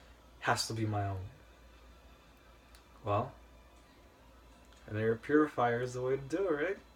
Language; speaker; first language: English; native; English